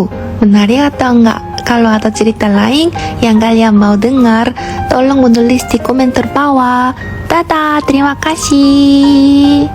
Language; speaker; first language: Indonesian; non-native, fluent; Korean